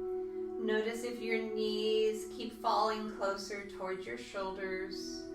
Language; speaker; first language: English; native; English